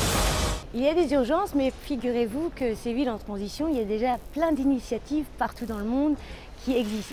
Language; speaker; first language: French; native; French